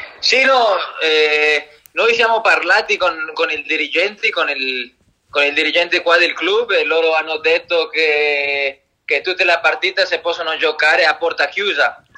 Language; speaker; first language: Italian; non-native, learner; Spanish